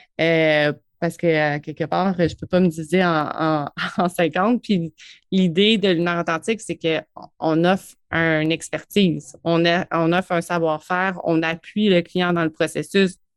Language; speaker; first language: French; native; French